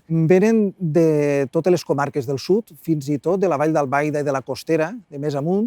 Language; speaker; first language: Catalan; native; Catalan